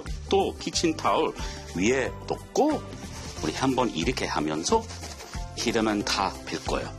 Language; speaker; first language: Korean; non-native, fluent; English